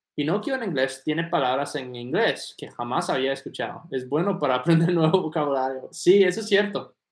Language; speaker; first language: Spanish; non-native, fluent; English